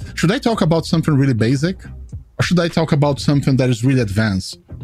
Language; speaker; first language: English; non-native, fluent; Portuguese